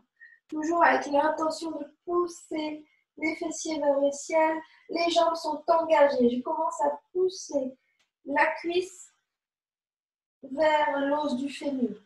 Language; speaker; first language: French; native; French